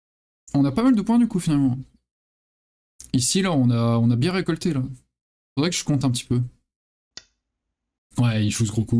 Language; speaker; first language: French; native; French